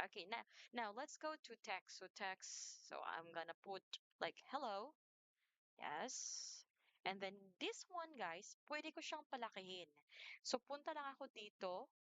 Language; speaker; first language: Filipino; non-native, local second language; Cebuano